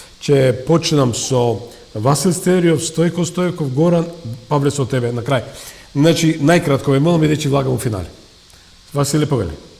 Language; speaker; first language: Macedonian; native; Macedonian